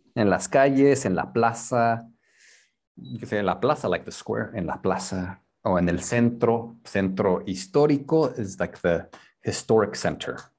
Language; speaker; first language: Spanish; native; Spanish